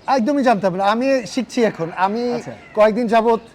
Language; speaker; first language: Bangla; early bilingual, heritage; Bangla